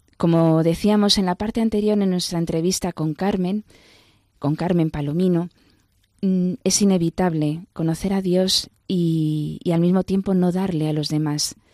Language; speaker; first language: Spanish; native; Spanish